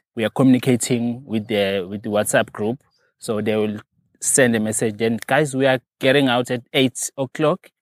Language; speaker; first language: English; non-native, local second language; Zulu